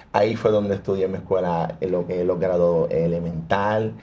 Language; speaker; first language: Spanish; early bilingual, heritage; Spanish